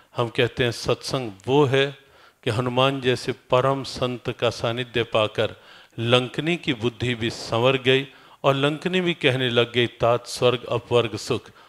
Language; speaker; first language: Hindi; native; Hindi